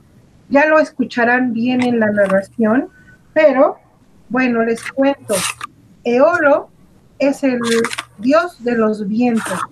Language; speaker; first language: Spanish; native; Spanish